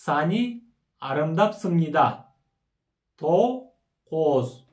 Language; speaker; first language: Korean; non-native, fluent; Kyrgyz